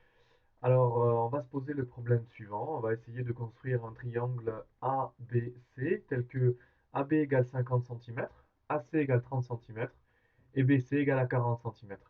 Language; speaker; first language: French; native; French